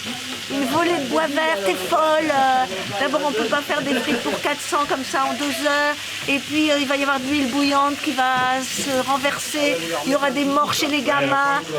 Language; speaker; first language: French; native; French